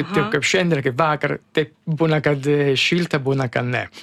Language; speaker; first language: Lithuanian; non-native, learner; Italian